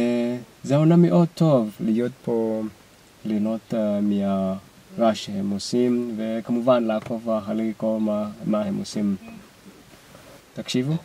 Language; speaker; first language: Hebrew; non-native, fluent; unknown